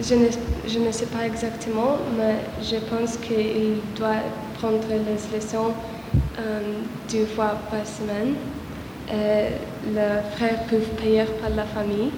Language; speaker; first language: French; non-native, learner; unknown